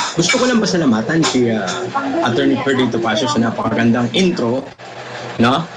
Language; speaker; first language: Filipino; native; Filipino